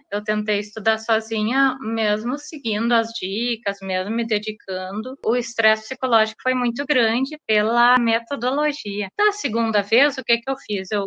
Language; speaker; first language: Portuguese; native; Portuguese